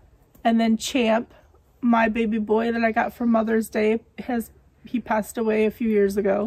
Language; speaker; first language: English; native; English